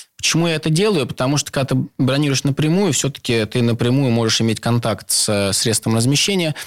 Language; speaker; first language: Russian; native; Russian